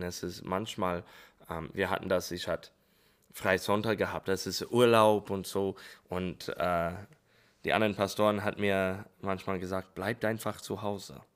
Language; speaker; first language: German; non-native, learner; English